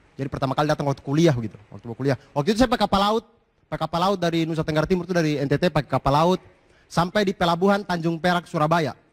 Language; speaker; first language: Indonesian; native; Indonesian